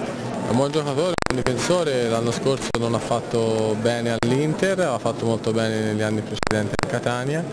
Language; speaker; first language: Italian; native; Italian